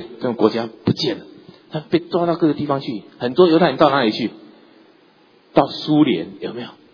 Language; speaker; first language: Chinese; native; Chinese